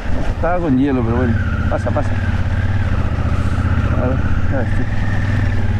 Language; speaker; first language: Spanish; native; Spanish